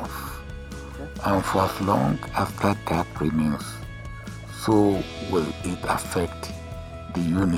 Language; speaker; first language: English; non-native, local second language; Yoruba